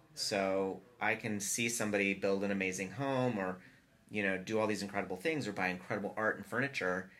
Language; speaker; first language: English; native; English